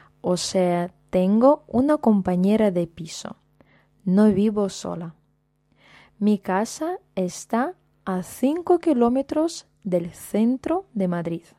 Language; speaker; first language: Spanish; non-native, fluent; Russian